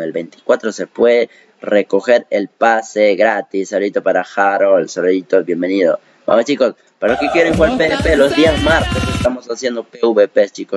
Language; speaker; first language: Spanish; native; Spanish